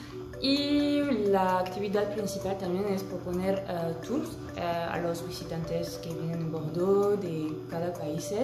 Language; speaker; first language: Spanish; non-native, fluent; French